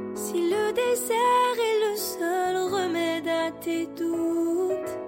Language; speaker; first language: French; native; French